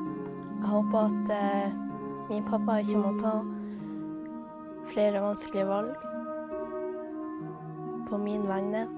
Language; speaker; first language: Norwegian; early bilingual, other home language; Somali